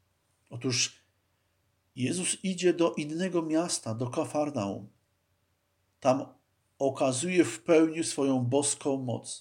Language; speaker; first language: Polish; native; Polish